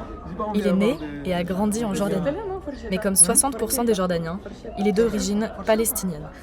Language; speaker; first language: French; native; French